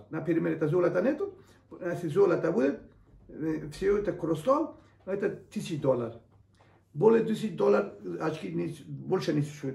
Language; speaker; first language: Russian; non-native, learner; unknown